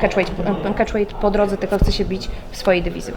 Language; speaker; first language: Polish; native; Polish